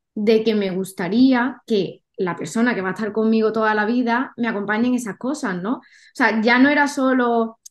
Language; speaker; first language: Spanish; native; Spanish